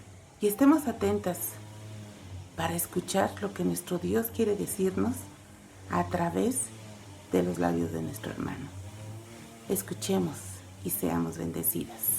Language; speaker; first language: Spanish; native; Spanish